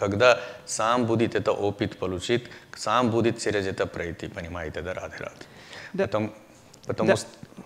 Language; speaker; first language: Russian; non-native, learner; Hindi